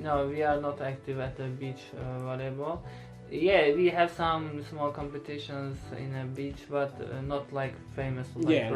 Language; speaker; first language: English; non-native, learner; Azerbaijani